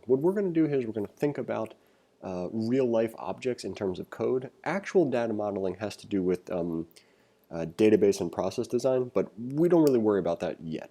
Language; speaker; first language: English; native; English